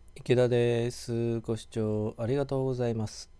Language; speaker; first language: Japanese; native; Japanese